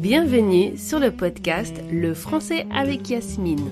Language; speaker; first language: French; native; French